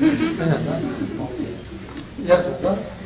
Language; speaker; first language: Russian; non-native, learner; Tibetan